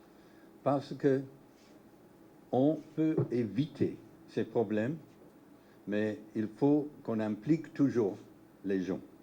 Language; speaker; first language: French; non-native, learner; English